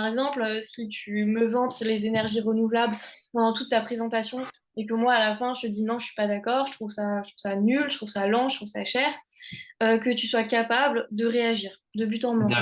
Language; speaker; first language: French; native; French